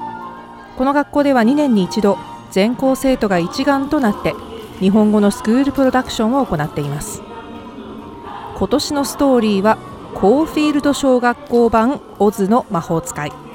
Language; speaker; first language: Japanese; native; Japanese